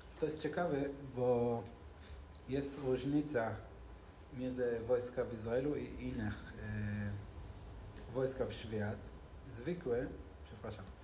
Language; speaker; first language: Polish; non-native, learner; Hebrew